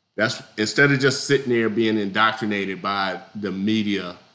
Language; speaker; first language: English; native; English